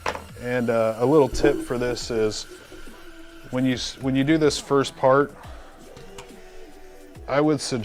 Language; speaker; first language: English; native; English